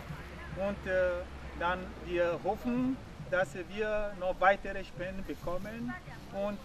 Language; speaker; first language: German; non-native, fluent; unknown